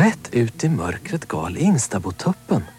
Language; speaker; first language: Swedish; native; Swedish